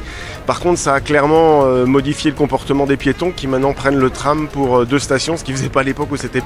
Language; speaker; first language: French; native; French